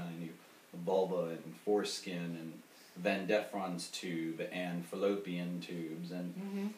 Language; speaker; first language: English; native; English